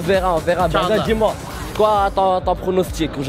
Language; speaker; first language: Arabic; native; Arabic